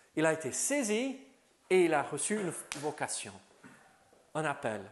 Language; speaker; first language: French; native; French